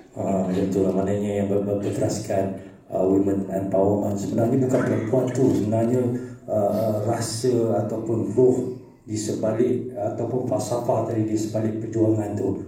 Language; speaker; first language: Malay; native; Malay